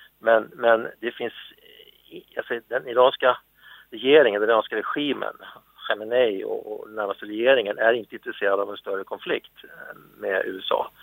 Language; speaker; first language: Swedish; native; Swedish